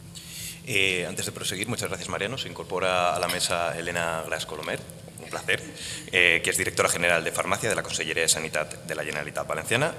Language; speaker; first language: Spanish; native; Spanish